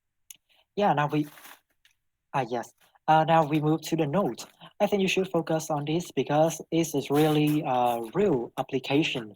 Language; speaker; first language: English; non-native, learner; Vietnamese